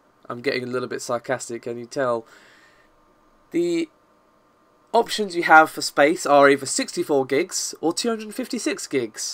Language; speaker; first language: English; native; English